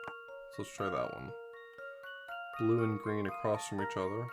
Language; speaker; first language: English; native; English